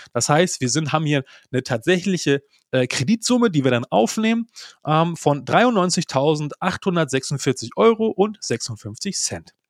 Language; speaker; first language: German; native; German